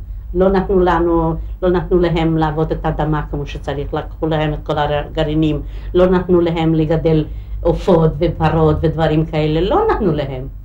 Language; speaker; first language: Hebrew; non-native, local second language; Hungarian